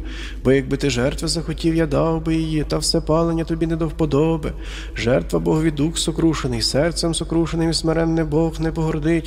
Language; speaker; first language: Ukrainian; native; Ukrainian